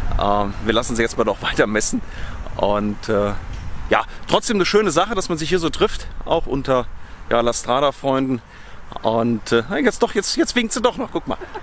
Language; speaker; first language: German; native; German